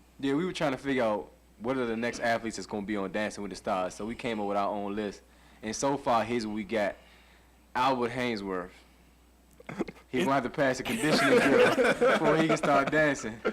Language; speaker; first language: English; native; English